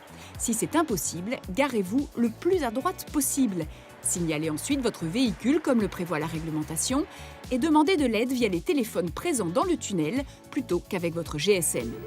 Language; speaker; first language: French; native; French